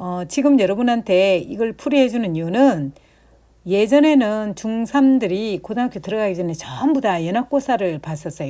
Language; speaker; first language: Korean; native; Korean